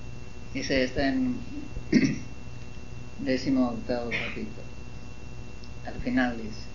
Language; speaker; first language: Spanish; non-native, fluent; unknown